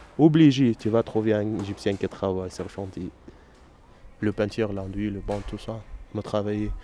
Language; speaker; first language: French; non-native, learner; Arabic